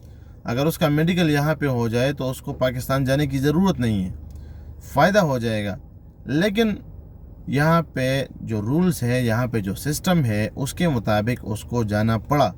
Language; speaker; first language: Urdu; non-native, local second language; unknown